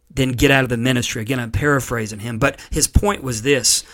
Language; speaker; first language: English; native; English